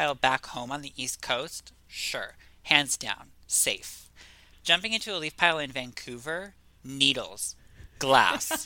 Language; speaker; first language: English; native; English